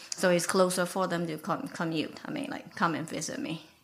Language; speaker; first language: English; non-native, fluent; Burmese